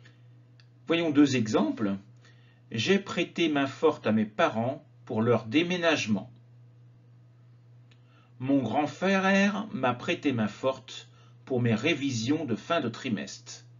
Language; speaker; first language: French; native; French